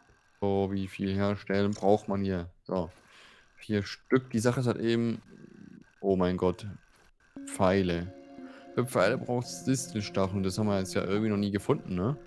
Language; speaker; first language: German; native; German